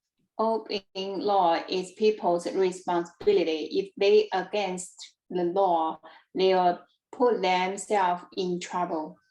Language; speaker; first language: English; non-native, learner; Chinese